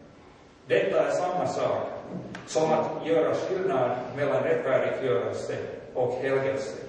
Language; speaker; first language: Swedish; non-native, local second language; Finnish